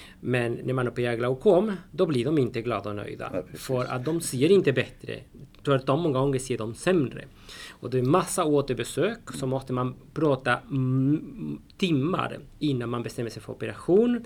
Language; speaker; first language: Swedish; non-native, fluent; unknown